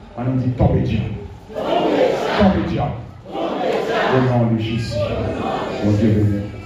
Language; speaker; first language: French; non-native, local second language; Haitian Creole